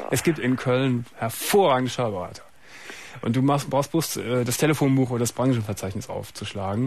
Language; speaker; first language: German; native; German